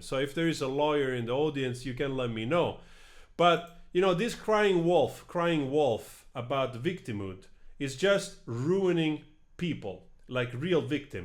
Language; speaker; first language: English; non-native, fluent; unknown